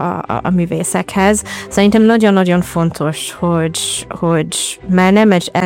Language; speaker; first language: Hungarian; non-native, fluent; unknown